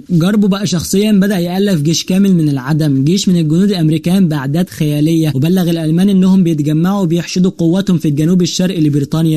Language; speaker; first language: Arabic; native; Arabic